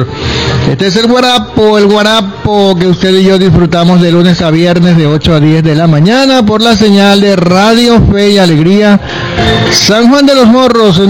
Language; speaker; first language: Spanish; native; Spanish